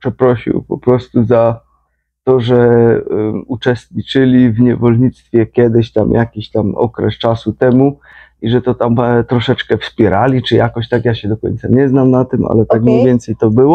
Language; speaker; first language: Polish; native; Polish